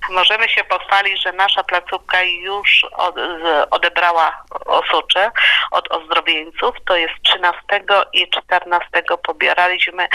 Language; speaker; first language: Polish; native; Polish